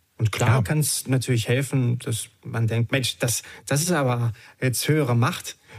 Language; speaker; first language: German; early bilingual, other home language; Romanian